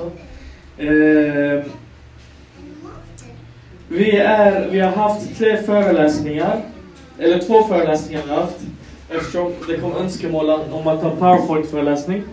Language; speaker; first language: Swedish; non-native, local second language; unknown